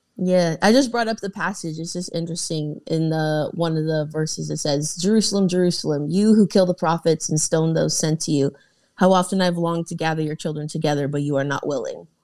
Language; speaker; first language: English; native; English